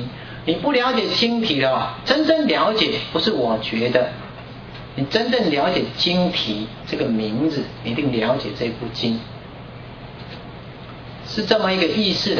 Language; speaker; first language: Chinese; native; Chinese